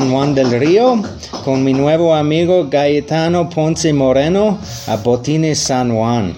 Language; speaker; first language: Spanish; non-native, learner; English